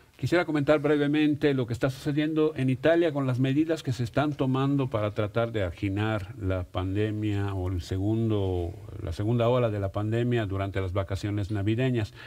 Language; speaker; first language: Spanish; non-native, fluent; Italian